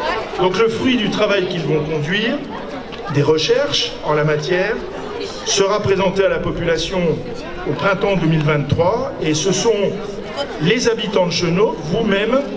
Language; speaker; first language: French; native; French